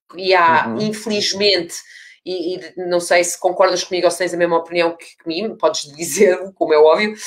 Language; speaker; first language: Portuguese; early bilingual, other home language; English